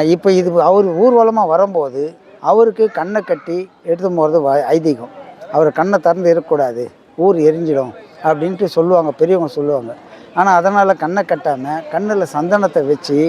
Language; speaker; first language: Tamil; native; Tamil